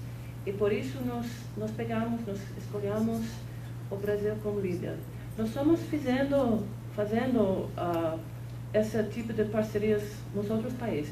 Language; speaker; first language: Portuguese; non-native, fluent; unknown